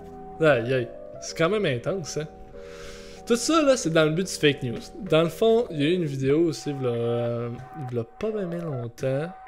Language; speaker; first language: French; native; French